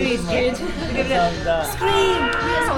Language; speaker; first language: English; non-native, learner; Russian